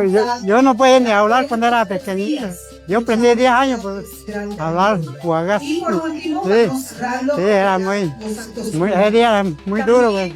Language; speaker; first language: Spanish; non-native, local second language; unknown